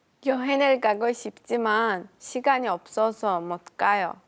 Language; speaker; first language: Korean; non-native, learner; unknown